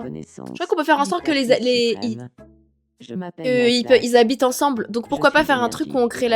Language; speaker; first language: French; native; French